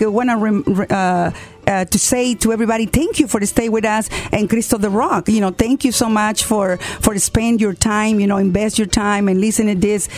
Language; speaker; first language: English; non-native, learner; Spanish